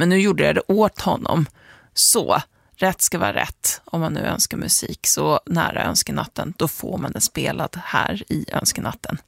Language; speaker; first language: Swedish; native; Swedish